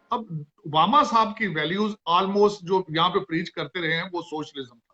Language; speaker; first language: Urdu; non-native, local second language; Punjabi